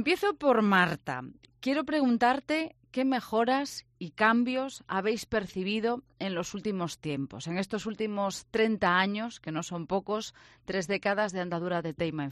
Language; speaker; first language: Spanish; native; Spanish